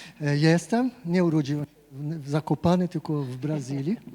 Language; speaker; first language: Polish; non-native, fluent; Portuguese